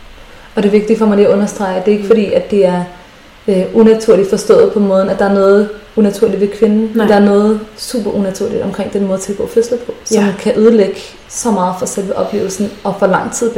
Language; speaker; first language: Danish; native; Danish